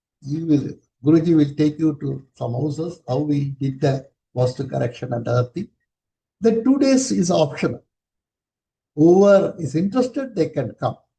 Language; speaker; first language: English; non-native, local second language; Tamil